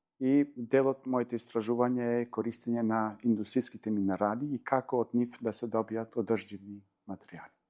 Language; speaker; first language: Macedonian; non-native, local second language; Albanian